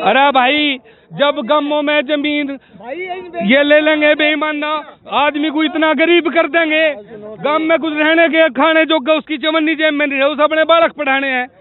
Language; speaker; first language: Hindi; native; Hindi